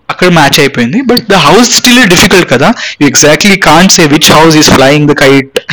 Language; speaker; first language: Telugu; non-native, local second language; Hindi